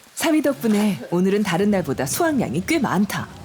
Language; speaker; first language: Korean; native; Korean